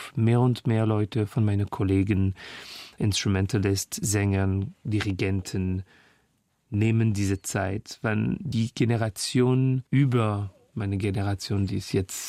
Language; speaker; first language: German; non-native, fluent; French